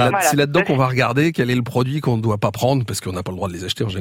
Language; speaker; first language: French; native; French